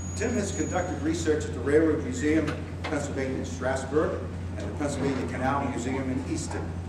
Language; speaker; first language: English; native; English